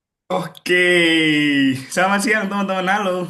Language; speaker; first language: Indonesian; native; Indonesian